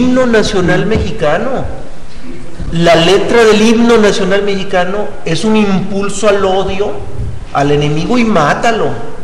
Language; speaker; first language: Spanish; native; Spanish